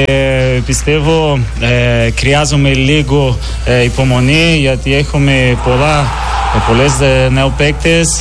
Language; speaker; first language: Greek; non-native, learner; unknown